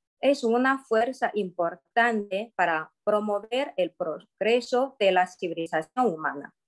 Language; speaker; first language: Spanish; non-native, fluent; Chinese